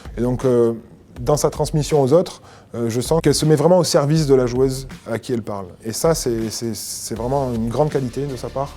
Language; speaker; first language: French; native; French